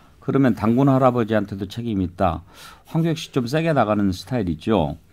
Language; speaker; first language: Korean; native; Korean